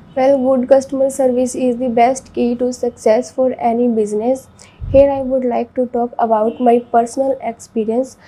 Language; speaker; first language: English; non-native, local second language; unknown